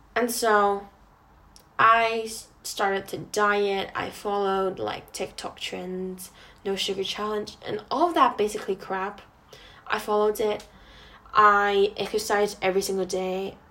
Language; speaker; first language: English; non-native, local second language; Cantonese